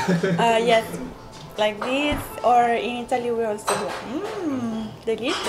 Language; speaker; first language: English; non-native, fluent; Italian